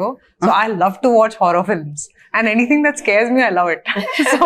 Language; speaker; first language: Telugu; non-native, fluent; Hindi